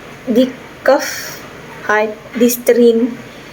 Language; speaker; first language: German; non-native, learner; Bikol